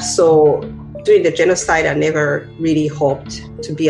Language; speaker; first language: English; non-native, local second language; Kinyarwanda